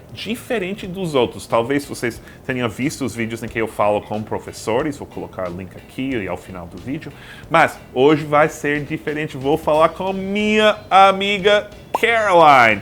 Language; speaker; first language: Portuguese; non-native, fluent; English